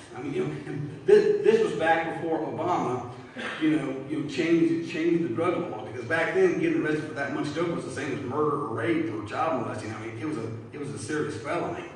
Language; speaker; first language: English; native; English